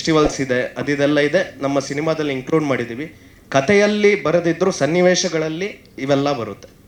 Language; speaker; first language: Kannada; native; Kannada